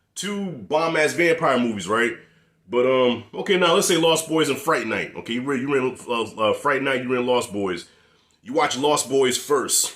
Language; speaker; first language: English; native; English